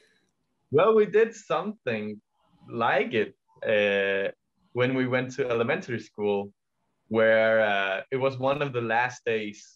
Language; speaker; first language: English; non-native, fluent; Danish